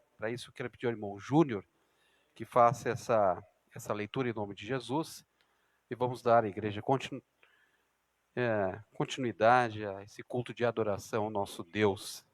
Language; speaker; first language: Portuguese; native; Portuguese